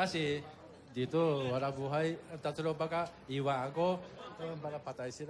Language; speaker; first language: Filipino; non-native, learner; Japanese